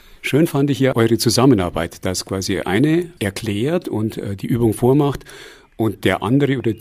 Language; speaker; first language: German; native; German